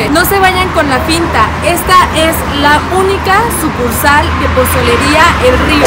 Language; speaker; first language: Spanish; native; Spanish